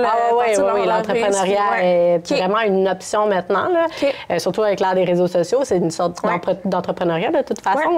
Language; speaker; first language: French; native; French